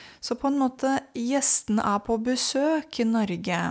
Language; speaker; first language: Norwegian; non-native, fluent; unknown